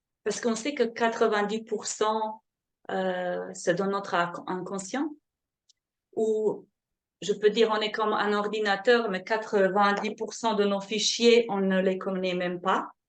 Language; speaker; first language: French; non-native, fluent; Slovenian